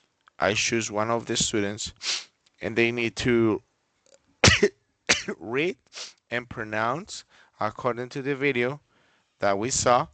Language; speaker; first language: English; non-native, fluent; Spanish